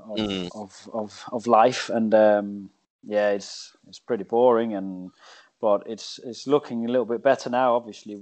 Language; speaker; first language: English; non-native, fluent; Danish